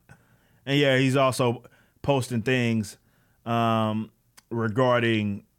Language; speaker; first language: English; native; English